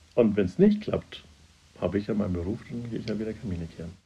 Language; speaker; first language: German; native; German